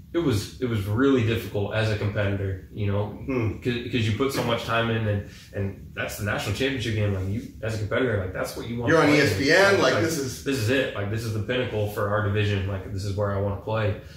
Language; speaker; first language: English; native; English